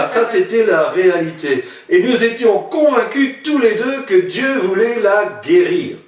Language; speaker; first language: French; native; French